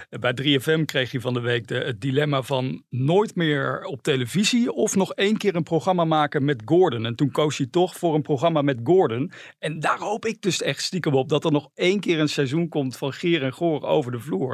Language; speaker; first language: Dutch; native; Dutch